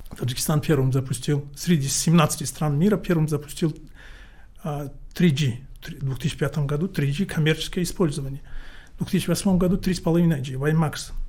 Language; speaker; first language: Russian; non-native, local second language; Tajik